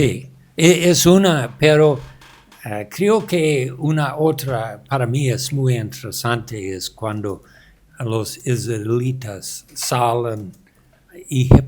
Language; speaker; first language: Spanish; non-native, learner; English